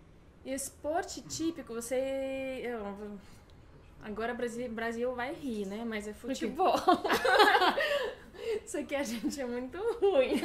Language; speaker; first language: Portuguese; non-native, fluent; Russian